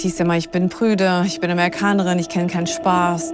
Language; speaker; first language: German; non-native, fluent; English